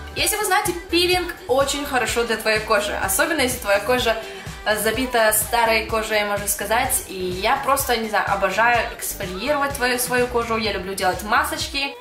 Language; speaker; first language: Russian; early bilingual, heritage; Russian